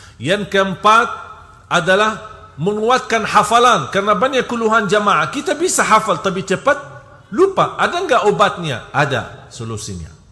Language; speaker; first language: Malay; non-native, fluent; Arabic